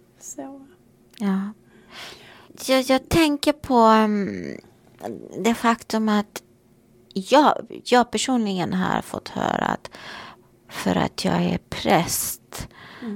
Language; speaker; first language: Swedish; non-native, fluent; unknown